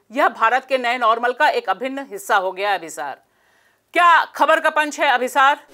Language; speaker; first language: Hindi; native; Hindi